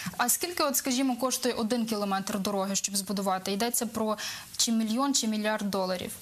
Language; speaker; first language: Ukrainian; native; Ukrainian